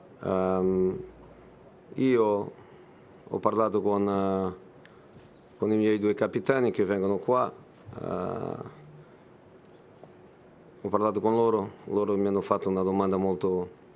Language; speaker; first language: Italian; non-native, fluent; Portuguese